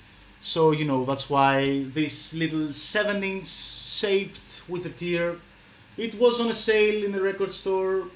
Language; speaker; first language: English; non-native, fluent; Greek